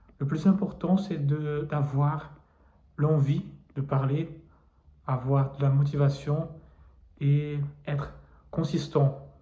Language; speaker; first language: French; non-native, fluent; Portuguese